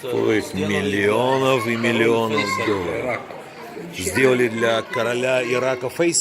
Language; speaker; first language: Russian; native; Russian